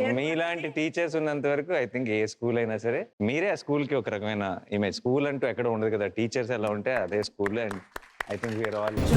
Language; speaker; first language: Telugu; native; Telugu